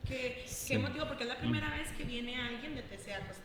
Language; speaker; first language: Spanish; native; Spanish